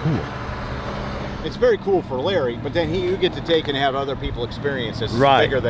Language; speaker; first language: English; native; English